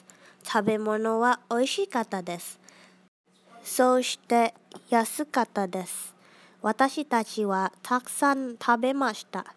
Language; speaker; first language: Japanese; non-native, learner; Indonesian